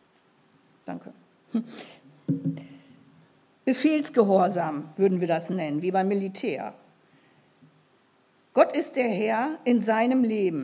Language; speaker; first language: German; native; German